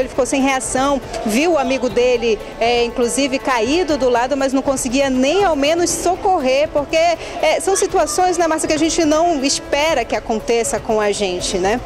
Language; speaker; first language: Portuguese; native; Portuguese